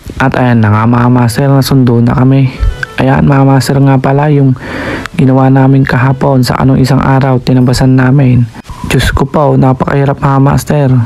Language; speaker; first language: Filipino; native; Filipino